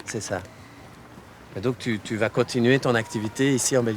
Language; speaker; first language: French; native; French